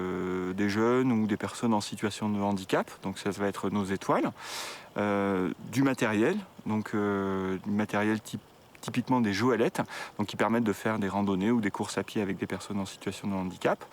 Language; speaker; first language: French; native; French